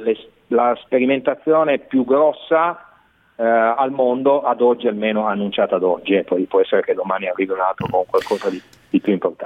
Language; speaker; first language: Italian; native; Italian